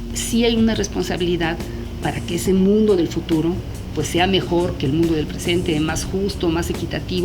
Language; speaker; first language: Spanish; native; Spanish